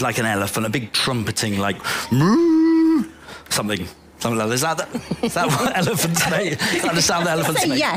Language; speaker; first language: English; native; English